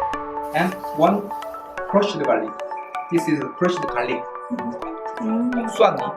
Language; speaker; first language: English; non-native, learner; Korean